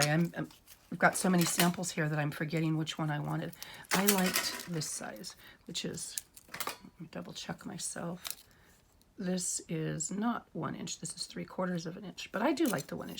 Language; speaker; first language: English; native; English